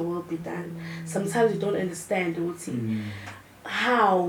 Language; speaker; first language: English; non-native, local second language; Zulu